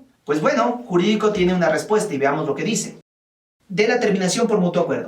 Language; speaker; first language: Spanish; native; Spanish